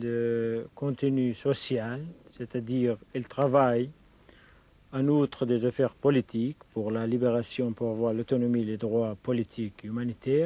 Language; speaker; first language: French; non-native, fluent; Kurdish